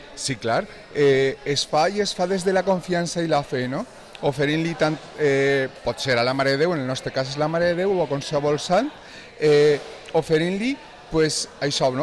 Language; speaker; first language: Catalan; native; Catalan